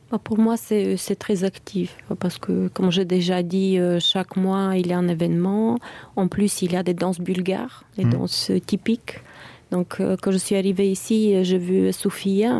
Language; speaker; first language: French; non-native, fluent; Bulgarian